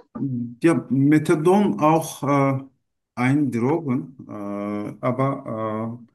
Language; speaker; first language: German; non-native, fluent; Turkish